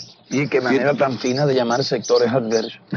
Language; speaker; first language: Spanish; native; Spanish